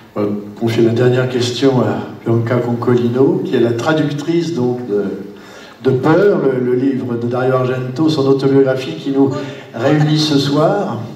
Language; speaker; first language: French; native; French